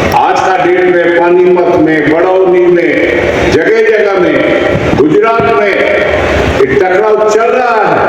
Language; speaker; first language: Hindi; non-native, local second language; Bangla